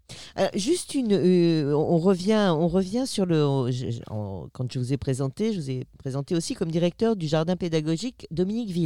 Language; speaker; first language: French; native; French